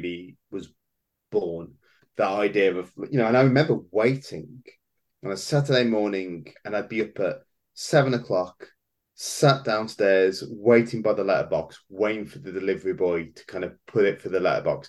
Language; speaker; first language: English; native; English